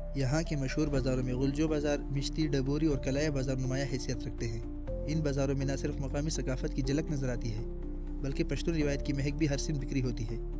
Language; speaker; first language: Urdu; non-native, local second language; Pashto